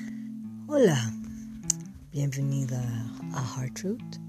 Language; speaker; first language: Spanish; non-native, fluent; English